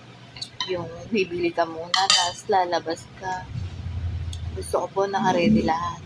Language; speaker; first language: Filipino; native; Filipino